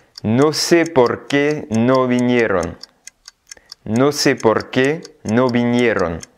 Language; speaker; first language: Spanish; non-native, fluent; French